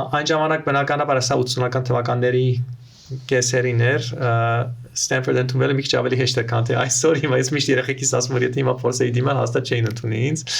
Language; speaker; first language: Armenian; early bilingual, heritage; Armenian